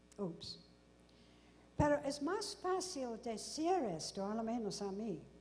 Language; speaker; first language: Spanish; non-native, fluent; English